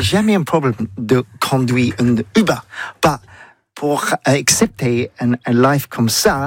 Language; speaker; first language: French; non-native, learner; English